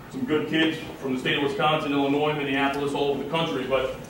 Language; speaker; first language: English; native; English